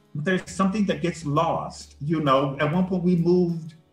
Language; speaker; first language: English; native; English